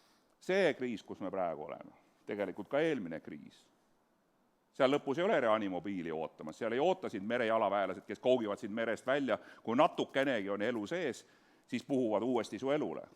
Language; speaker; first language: Estonian; native; Estonian